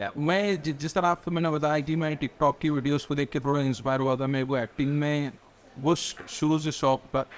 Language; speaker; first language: Hindi; native; Hindi